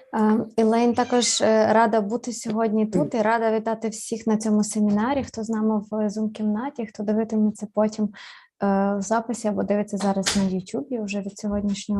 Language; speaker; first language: Ukrainian; native; Ukrainian